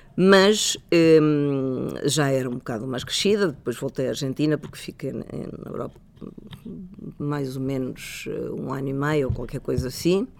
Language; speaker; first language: Portuguese; non-native, fluent; Spanish